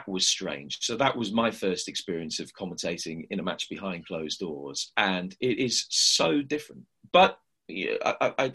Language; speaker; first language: English; native; English